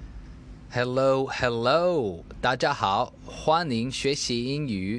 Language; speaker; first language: Chinese; non-native, learner; English